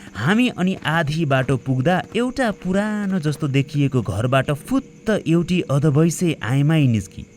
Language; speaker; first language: Nepali; native; Nepali